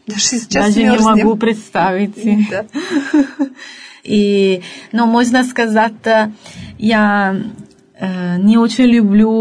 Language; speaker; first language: Russian; non-native, fluent; Italian